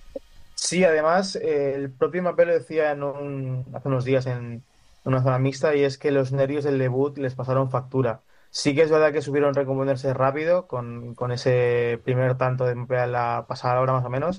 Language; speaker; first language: Spanish; native; Spanish